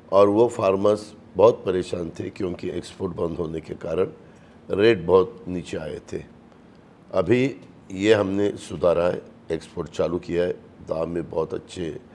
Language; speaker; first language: Hindi; non-native, local second language; Marathi